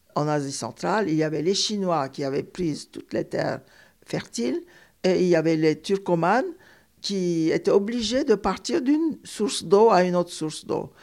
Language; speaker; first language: French; non-native, fluent; Turkish